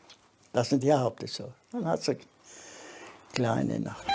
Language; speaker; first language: German; early bilingual, heritage; German